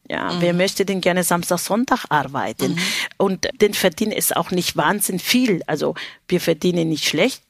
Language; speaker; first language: German; non-native, fluent; Spanish